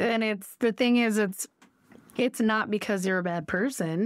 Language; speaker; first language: English; native; English